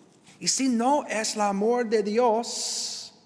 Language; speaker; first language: Spanish; non-native, learner; English